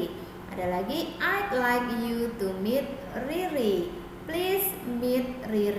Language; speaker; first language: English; non-native, fluent; Indonesian